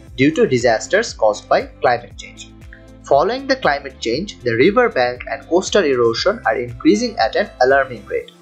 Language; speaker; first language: English; non-native, local second language; Bangla